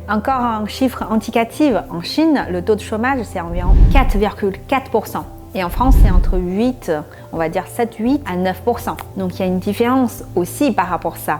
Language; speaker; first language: French; non-native, fluent; Chinese